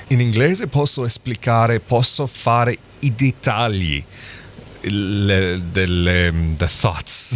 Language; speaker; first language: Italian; non-native, learner; English